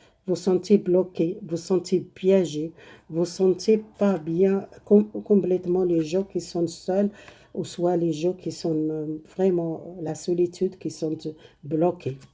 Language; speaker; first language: French; non-native, learner; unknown